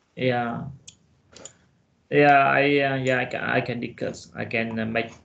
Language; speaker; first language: English; non-native, learner; Vietnamese